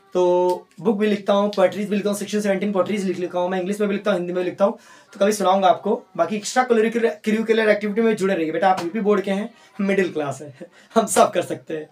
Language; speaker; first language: Hindi; native; Hindi